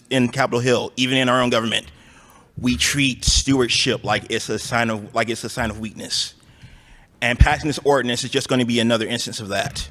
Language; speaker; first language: English; native; English